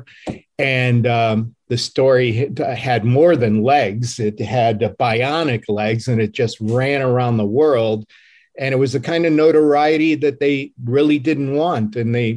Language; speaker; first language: English; native; English